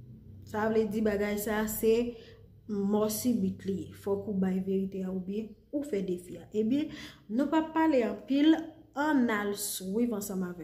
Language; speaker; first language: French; non-native, learner; Haitian Creole